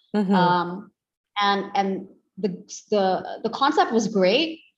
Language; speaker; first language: English; non-native, fluent; Indonesian